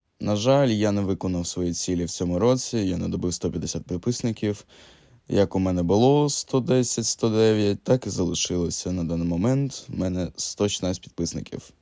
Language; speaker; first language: Ukrainian; native; Ukrainian